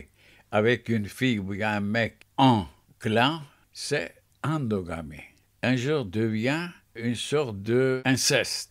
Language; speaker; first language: French; non-native, fluent; Turkish